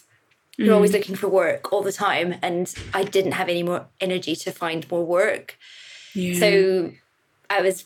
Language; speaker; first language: English; native; English